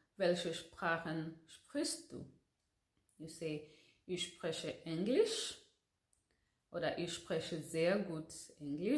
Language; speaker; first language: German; non-native, learner; Gusii